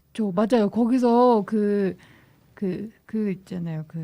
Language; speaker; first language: Korean; native; Korean